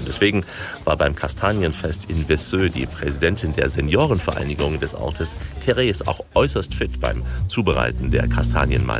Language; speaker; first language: German; native; German